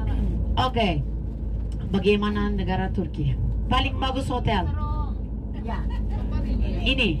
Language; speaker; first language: Indonesian; non-native, fluent; Turkish